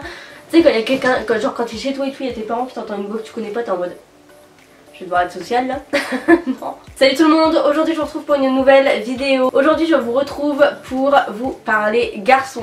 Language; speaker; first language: French; native; French